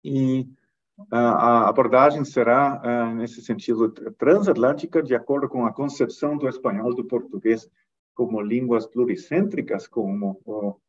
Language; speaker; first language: Portuguese; non-native, fluent; German